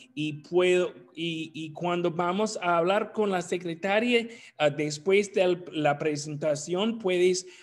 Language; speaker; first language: Spanish; non-native, learner; English